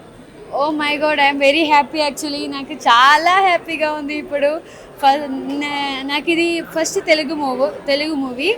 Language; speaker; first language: Telugu; non-native, learner; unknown